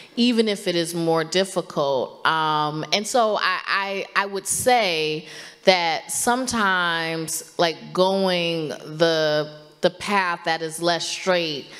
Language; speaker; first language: English; native; English